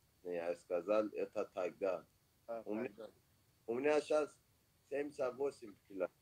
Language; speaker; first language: Russian; non-native, learner; Persian